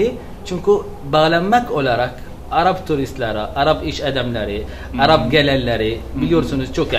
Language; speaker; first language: Turkish; non-native, learner; Arabic